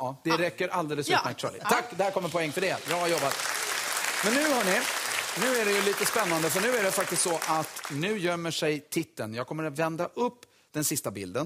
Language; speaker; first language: Swedish; native; Swedish